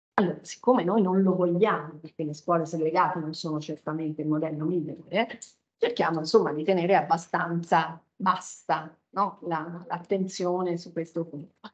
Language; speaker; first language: Italian; native; Italian